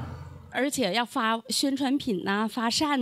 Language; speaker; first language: Chinese; native; Chinese